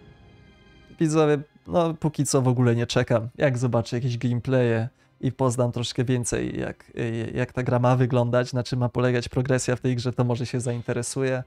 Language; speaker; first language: Polish; native; Polish